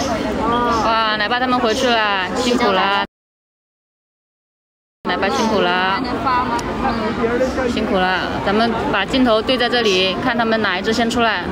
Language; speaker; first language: Chinese; native; Chinese